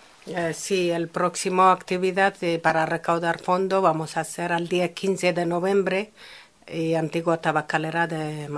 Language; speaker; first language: Spanish; non-native, fluent; Amharic